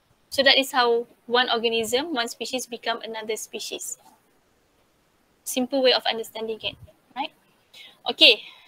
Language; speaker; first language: English; non-native, local second language; Malay